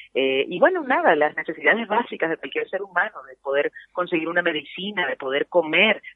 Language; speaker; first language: Spanish; native; Spanish